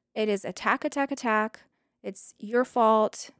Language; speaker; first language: English; non-native, fluent; Russian